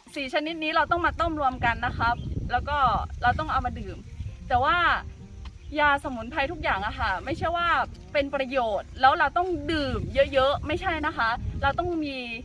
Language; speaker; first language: Thai; non-native, local second language; Akha